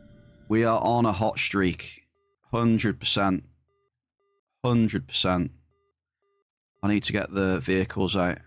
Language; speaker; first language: English; native; English